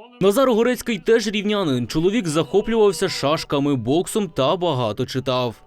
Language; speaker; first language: Ukrainian; native; Ukrainian